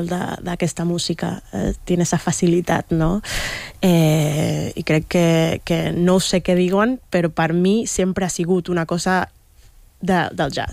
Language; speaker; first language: Catalan; non-native, fluent; Spanish